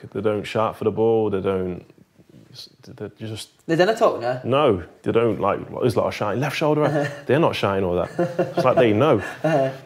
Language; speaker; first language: English; native; English